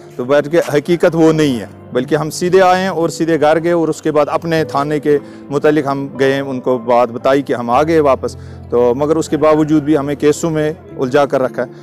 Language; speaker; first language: Hindi; non-native, local second language; Kashmiri